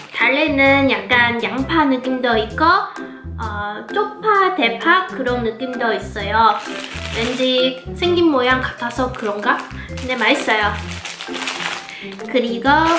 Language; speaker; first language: Korean; non-native, fluent; Chinese